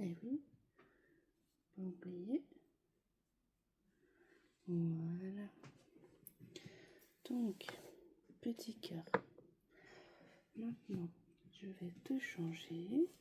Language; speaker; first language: French; native; French